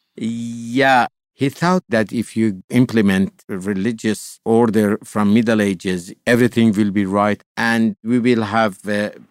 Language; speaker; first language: English; non-native, fluent; Persian